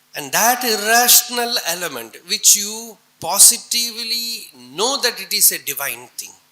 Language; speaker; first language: English; non-native, local second language; Tamil